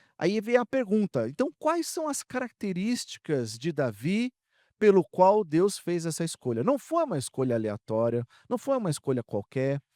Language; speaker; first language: Portuguese; native; Portuguese